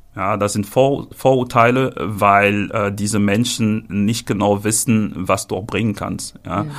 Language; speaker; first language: German; non-native, fluent; French